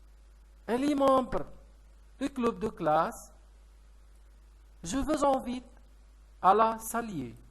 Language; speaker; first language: French; non-native, fluent; Arabic